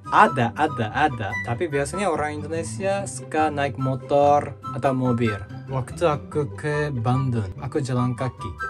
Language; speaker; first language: Indonesian; non-native, fluent; Japanese